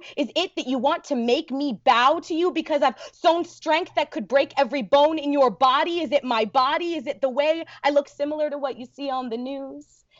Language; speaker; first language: English; early bilingual, other home language; Arabic